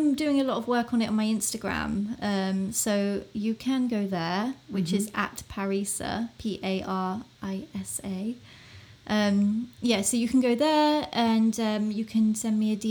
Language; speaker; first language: English; native; English